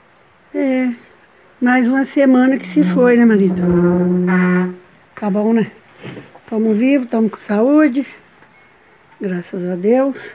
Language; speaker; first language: Portuguese; native; Portuguese